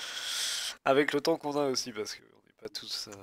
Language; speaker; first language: French; native; French